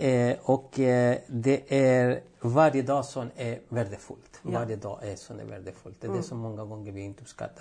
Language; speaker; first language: Swedish; non-native, fluent; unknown